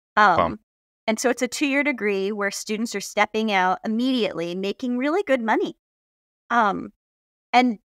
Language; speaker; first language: English; native; English